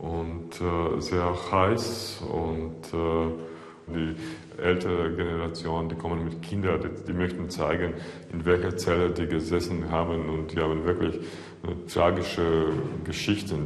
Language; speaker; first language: German; non-native, fluent; Latvian